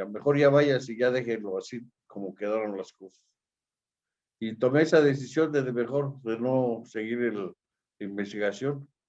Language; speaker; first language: Spanish; native; Spanish